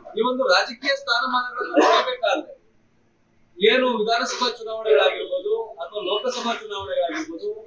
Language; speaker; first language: Kannada; non-native, local second language; Lambadi